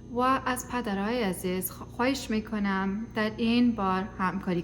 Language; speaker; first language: Persian; early bilingual, heritage; Persian